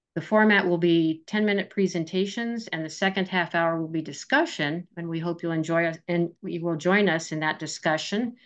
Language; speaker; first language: English; native; English